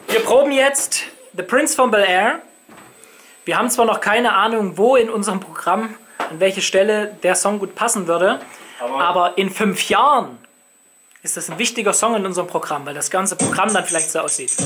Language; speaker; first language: German; native; German